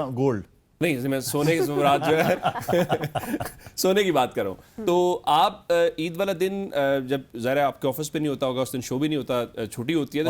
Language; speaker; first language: Urdu; native; Urdu